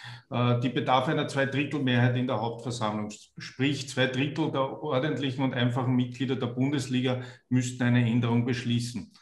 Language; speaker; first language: German; native; German